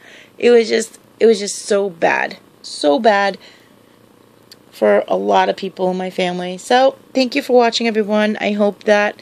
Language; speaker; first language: English; native; English